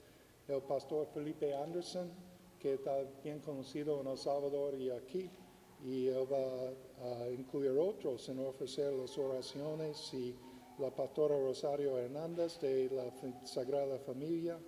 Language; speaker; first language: Spanish; non-native, fluent; English